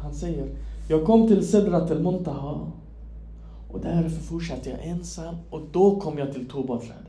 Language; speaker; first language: Swedish; non-native, fluent; Persian